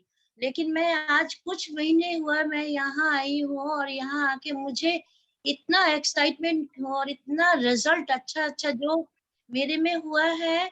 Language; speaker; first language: Hindi; non-native, local second language; Bangla